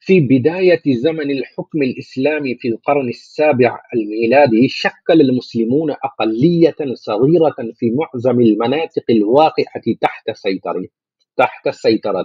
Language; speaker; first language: Arabic; non-native, fluent; Urdu